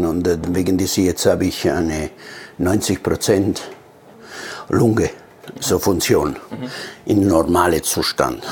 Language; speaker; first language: German; non-native, fluent; Italian